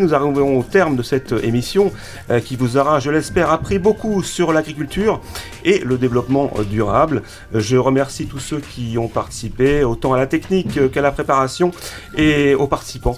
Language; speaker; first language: French; native; French